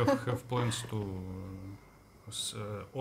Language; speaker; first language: English; non-native, learner; Russian